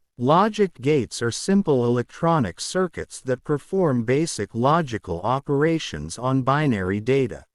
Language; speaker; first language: English; non-native, learner; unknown